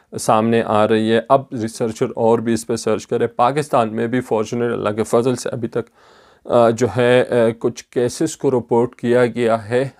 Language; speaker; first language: Urdu; non-native, local second language; Pashto